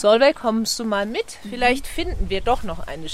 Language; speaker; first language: German; native; German